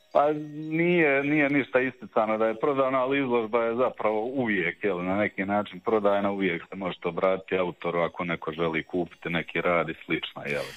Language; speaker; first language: Croatian; native; Croatian